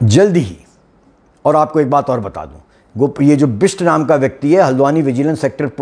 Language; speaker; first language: Hindi; native; Hindi